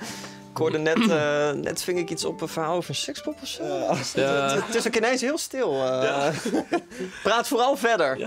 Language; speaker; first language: Dutch; native; Dutch